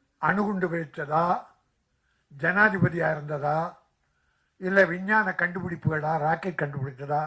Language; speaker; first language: Tamil; native; Tamil